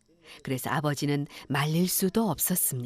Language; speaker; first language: Korean; native; Korean